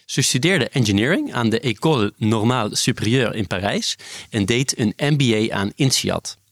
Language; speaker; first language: Dutch; non-native, fluent; Italian